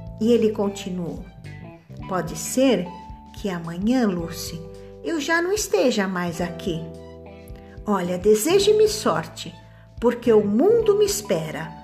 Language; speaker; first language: Portuguese; native; Portuguese